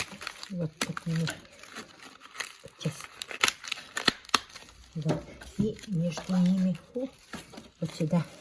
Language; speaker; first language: Russian; non-native, local second language; Yakut